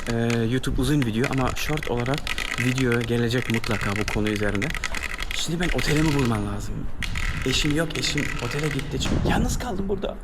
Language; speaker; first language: Turkish; early bilingual, heritage; Turkish